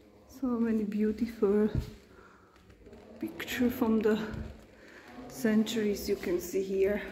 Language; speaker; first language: English; non-native, learner; Slovak